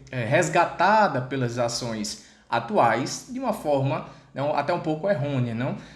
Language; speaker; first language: Portuguese; native; Portuguese